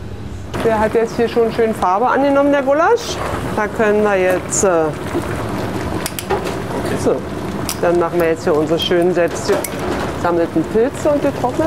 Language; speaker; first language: German; native; German